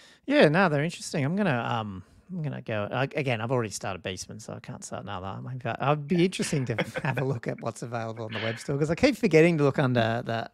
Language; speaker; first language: English; native; English